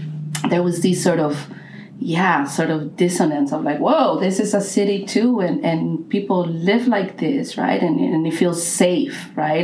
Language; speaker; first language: English; non-native, fluent; Spanish